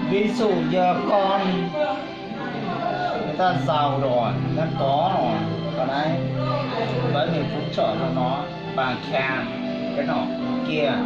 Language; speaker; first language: Vietnamese; non-native, local second language; Hmong